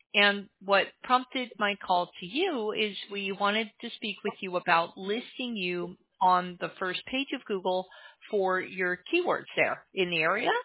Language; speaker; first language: English; native; English